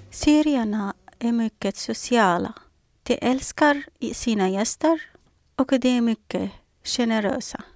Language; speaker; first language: Swedish; non-native, learner; Arabic